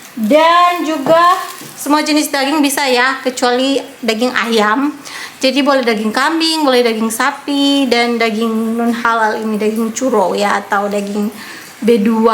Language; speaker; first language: Indonesian; native; Indonesian